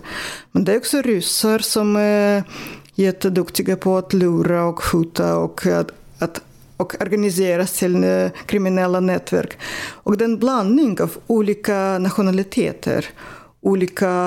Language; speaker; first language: Swedish; non-native, fluent; Russian